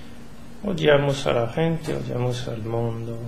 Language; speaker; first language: Spanish; non-native, learner; French